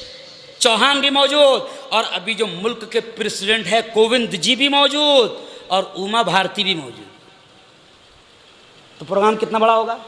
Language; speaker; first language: Urdu; native; Urdu